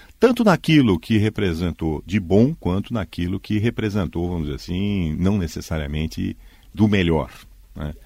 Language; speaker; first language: Portuguese; native; Portuguese